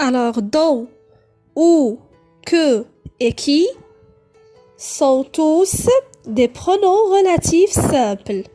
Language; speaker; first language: French; non-native, local second language; Arabic